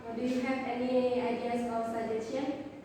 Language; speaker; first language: English; non-native, fluent; Indonesian